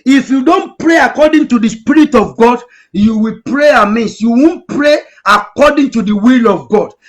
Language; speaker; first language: English; non-native, local second language; Yoruba